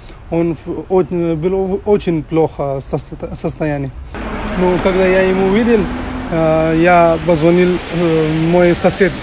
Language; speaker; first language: Russian; non-native, local second language; Kyrgyz